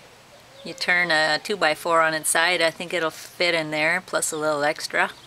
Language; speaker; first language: English; native; English